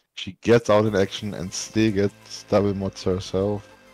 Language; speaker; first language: English; non-native, fluent; German